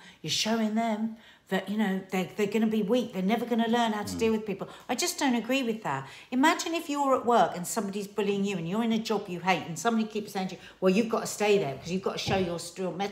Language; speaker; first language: English; native; English